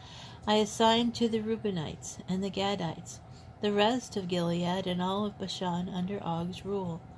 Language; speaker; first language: English; native; English